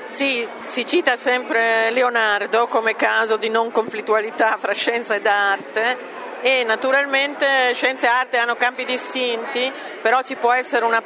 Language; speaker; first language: Italian; native; Italian